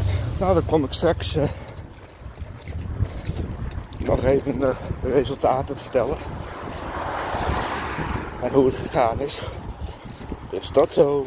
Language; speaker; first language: Dutch; native; Dutch